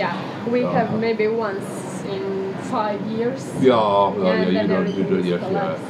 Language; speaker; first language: English; non-native, fluent; Croatian